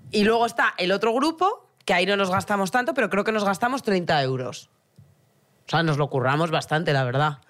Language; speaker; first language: Spanish; native; Spanish